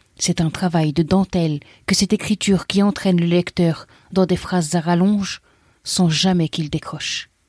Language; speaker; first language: French; native; French